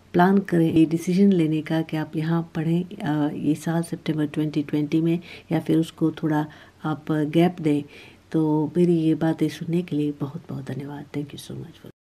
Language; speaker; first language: Hindi; native; Hindi